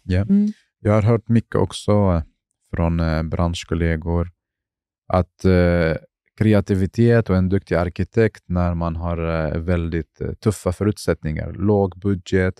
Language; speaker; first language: Swedish; non-native, fluent; Arabic